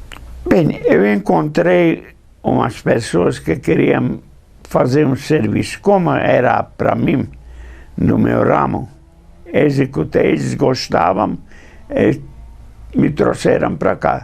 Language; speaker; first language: Portuguese; non-native, fluent; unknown